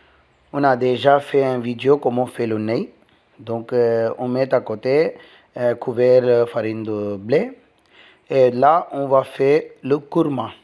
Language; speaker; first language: French; non-native, learner; Tamil